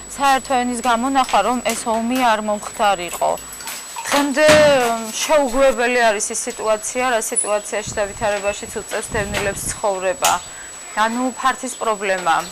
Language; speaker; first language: Georgian; non-native, local second language; Mingrelian